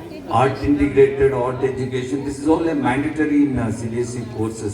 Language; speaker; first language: English; non-native, local second language; Telugu